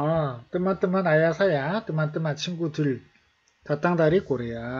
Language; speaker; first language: Indonesian; non-native, learner; Korean